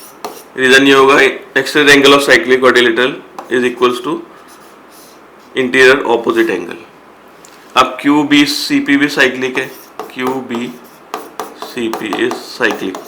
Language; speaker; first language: Hindi; native; Hindi